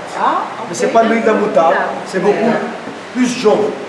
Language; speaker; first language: French; non-native, fluent; Hindi